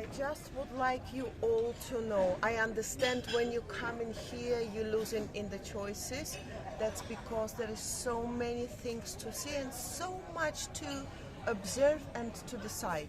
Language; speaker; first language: English; non-native, fluent; Russian